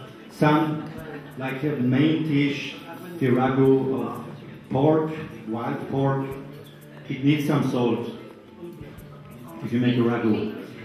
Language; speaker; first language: English; non-native, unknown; German